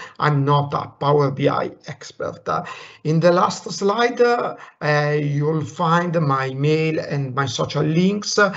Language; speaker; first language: English; non-native, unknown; Italian